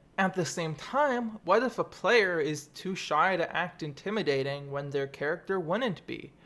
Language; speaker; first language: English; native; English